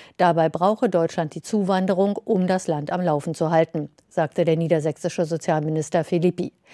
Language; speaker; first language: German; native; German